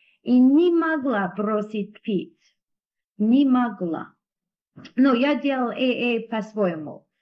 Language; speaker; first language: Russian; non-native, learner; English